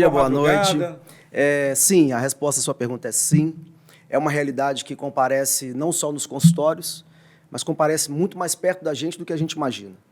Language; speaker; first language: Portuguese; native; Portuguese